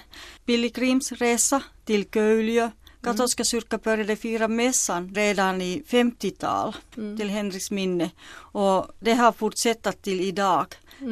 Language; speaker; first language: Swedish; non-native, local second language; Finnish